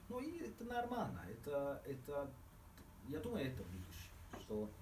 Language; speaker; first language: Russian; non-native, fluent; Hungarian